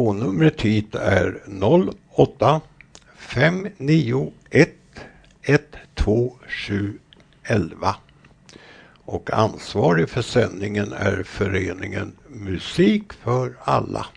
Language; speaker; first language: Swedish; native; Swedish